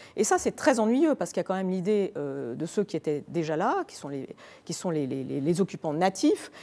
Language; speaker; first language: French; native; French